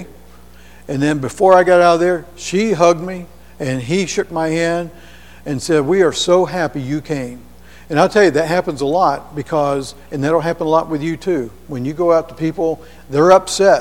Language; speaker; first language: English; native; English